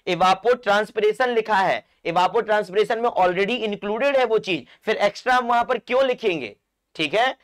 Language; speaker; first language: Hindi; non-native, local second language; Marathi